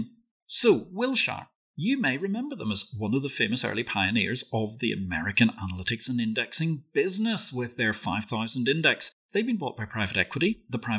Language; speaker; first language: English; native; English